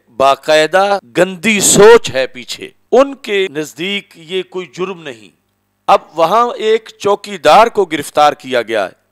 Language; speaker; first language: Urdu; non-native, local second language; Punjabi